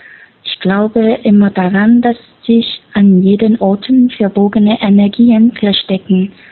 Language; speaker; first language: German; non-native, fluent; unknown